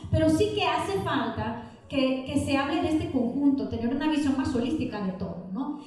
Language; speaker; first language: Spanish; non-native, fluent; Italian